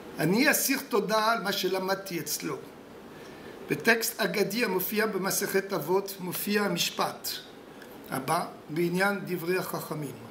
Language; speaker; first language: Hebrew; non-native, fluent; French